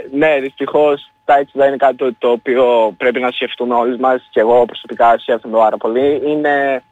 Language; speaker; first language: Greek; early bilingual, other home language; Albanian